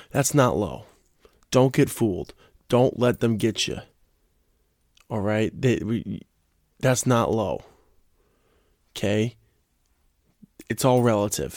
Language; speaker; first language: English; native; English